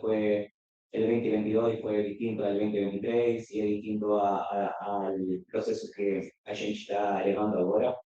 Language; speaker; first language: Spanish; non-native, learner; Portuguese